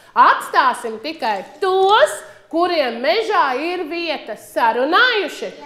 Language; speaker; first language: Latvian; native; Latvian